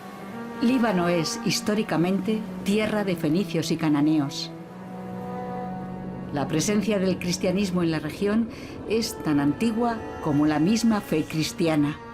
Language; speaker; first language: Spanish; native; Spanish